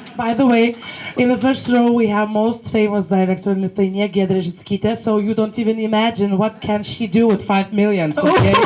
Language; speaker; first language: English; non-native, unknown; Lithuanian